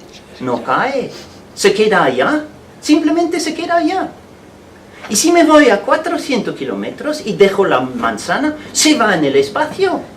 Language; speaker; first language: Spanish; non-native, fluent; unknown